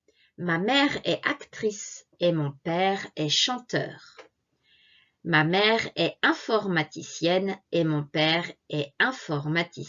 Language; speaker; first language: French; non-native, fluent; Japanese